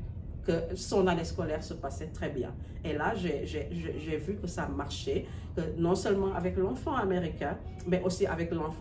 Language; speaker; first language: French; non-native, local second language; Wolof